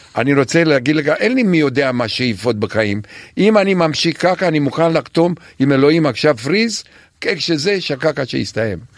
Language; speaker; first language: Hebrew; non-native, fluent; Romanian